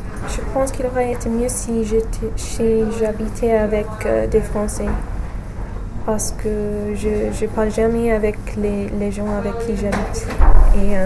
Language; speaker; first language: French; non-native, fluent; English